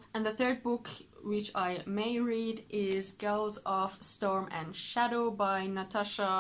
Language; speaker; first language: English; non-native, fluent; Persian